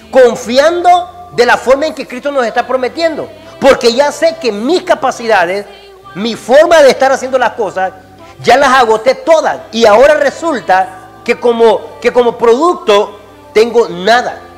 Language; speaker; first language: Spanish; native; Spanish